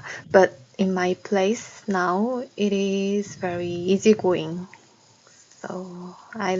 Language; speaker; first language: English; non-native, learner; Korean